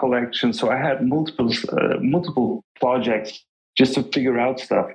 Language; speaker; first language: English; non-native, fluent; German